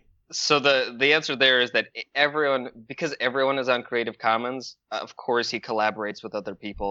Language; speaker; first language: English; early bilingual, other home language; Russian